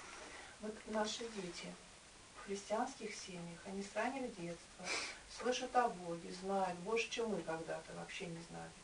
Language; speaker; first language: Russian; native; Russian